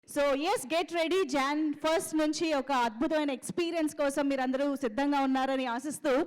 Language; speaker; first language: Telugu; native; Telugu